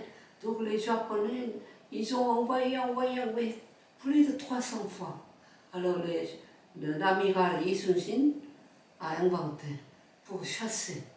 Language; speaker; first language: French; non-native, fluent; Korean